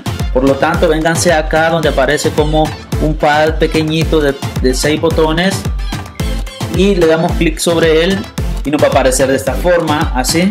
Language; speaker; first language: Spanish; native; Spanish